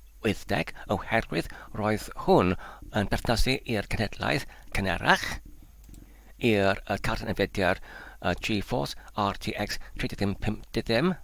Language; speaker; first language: Welsh; non-native, learner; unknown